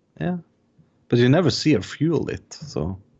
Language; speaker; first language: English; non-native, fluent; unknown